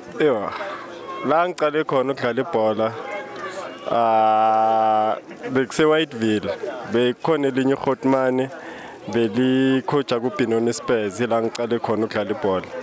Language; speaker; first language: Zulu; native; Zulu